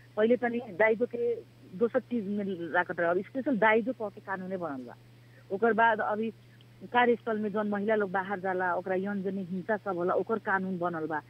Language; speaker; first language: Bhojpuri; native; Bhojpuri